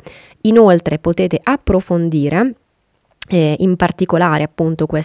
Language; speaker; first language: Italian; native; Italian